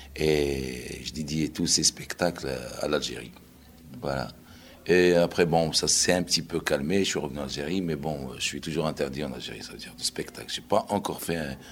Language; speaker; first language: French; non-native, local second language; Arabic